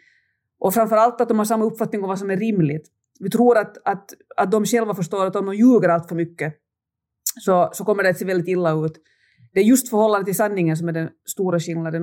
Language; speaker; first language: Swedish; native; Swedish